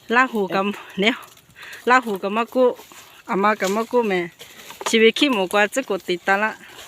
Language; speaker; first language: Thai; non-native, local second language; Lahu